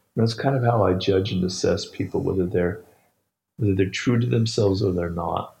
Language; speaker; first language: English; native; English